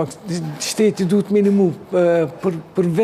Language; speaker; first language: Albanian; early bilingual, heritage; Turkish